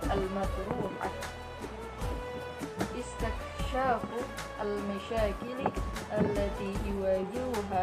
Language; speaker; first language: Arabic; non-native, learner; Indonesian